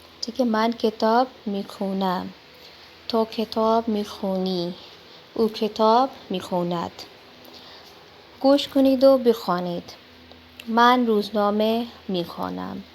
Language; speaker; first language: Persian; non-native, learner; Urdu